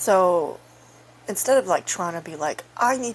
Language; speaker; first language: English; native; English